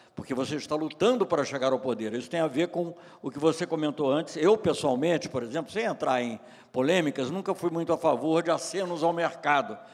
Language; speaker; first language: Portuguese; native; Portuguese